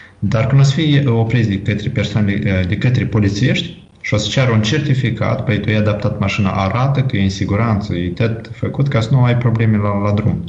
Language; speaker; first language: Romanian; native; Romanian